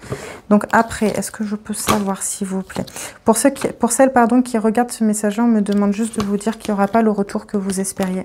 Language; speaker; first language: French; native; French